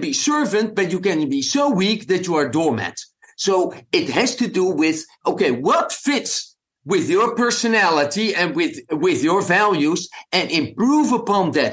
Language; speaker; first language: English; non-native, fluent; Dutch